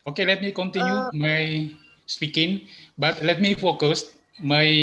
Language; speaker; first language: English; non-native, learner; Indonesian